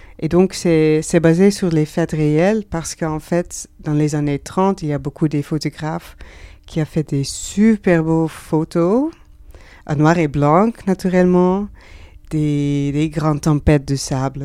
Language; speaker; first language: French; non-native, learner; Dutch